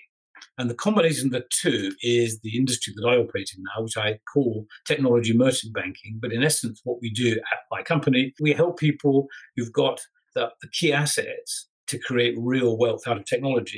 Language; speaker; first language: English; native; English